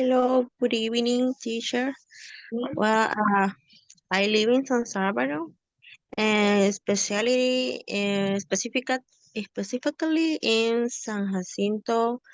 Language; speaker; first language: English; non-native, learner; Spanish